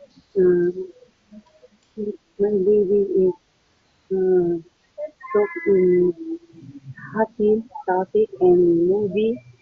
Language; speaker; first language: English; non-native, learner; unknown